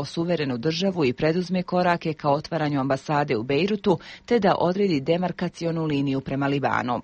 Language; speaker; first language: Croatian; native; Croatian